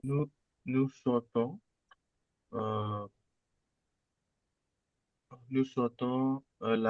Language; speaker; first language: French; non-native, learner; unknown